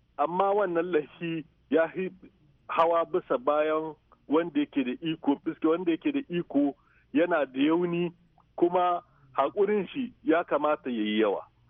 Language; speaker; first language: Hausa; native; Hausa